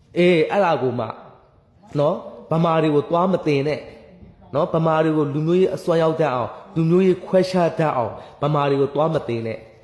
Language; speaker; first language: Burmese; native; Burmese